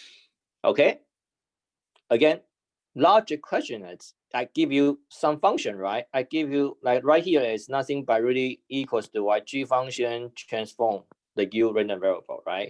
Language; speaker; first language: English; non-native, fluent; Chinese